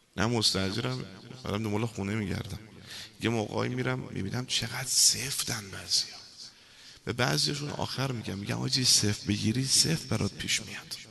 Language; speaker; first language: Persian; non-native, local second language; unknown